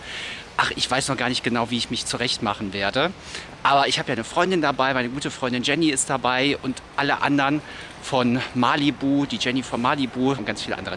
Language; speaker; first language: German; native; German